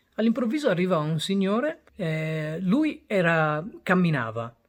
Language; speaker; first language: Italian; early bilingual, other home language; Bangla